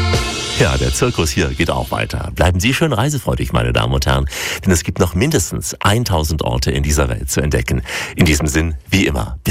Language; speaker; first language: German; native; German